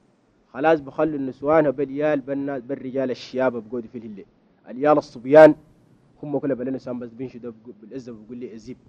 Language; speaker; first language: Arabic; native; Arabic